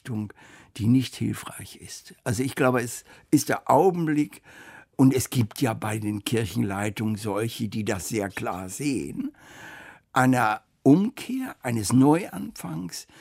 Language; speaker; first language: German; native; German